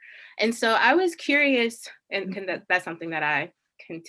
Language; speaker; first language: English; native; English